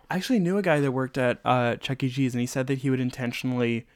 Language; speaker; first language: English; native; English